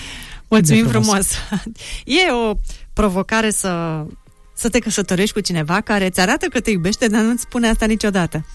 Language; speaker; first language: Romanian; native; Romanian